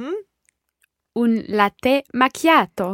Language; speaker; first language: Italian; non-native, learner; English